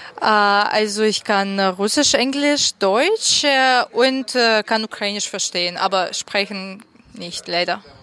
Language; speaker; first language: German; non-native, fluent; Russian